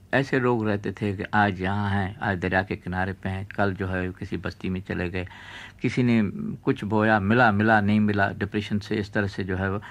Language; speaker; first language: Urdu; non-native, local second language; Sindhi